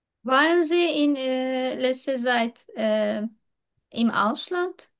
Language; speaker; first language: German; non-native, learner; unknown